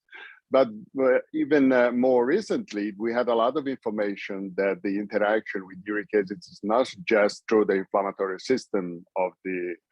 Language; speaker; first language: English; non-native, fluent; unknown